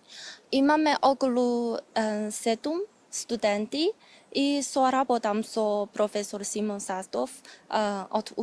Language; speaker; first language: Macedonian; non-native, fluent; Chinese